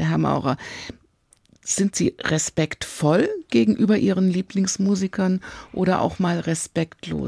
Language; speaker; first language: German; native; German